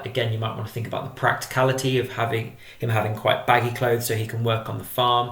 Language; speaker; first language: English; native; English